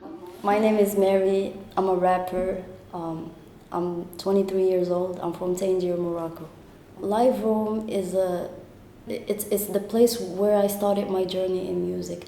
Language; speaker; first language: English; non-native, local second language; Arabic